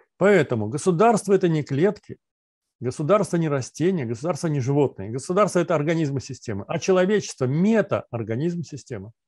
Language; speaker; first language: Russian; native; Russian